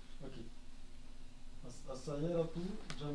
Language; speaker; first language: Arabic; non-native, learner; French